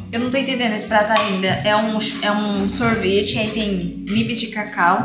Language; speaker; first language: Portuguese; native; Portuguese